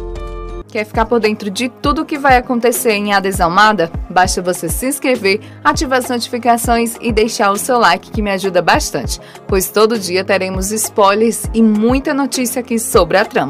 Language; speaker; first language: Portuguese; native; Portuguese